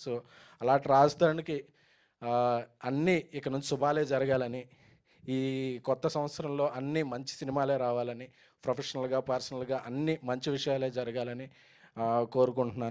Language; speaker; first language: Telugu; native; Telugu